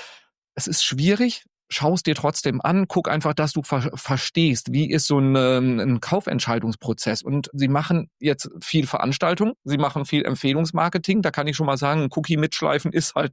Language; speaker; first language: German; native; German